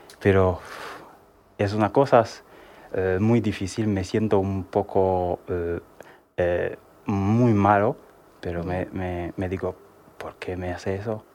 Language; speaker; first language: Spanish; non-native, learner; Haitian Creole